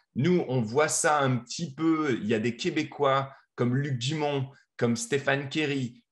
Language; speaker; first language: French; native; French